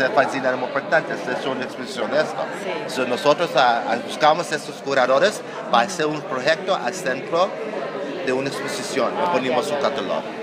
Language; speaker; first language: Spanish; non-native, learner; English